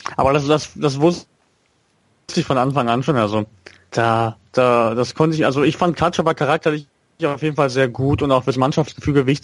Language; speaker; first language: German; native; German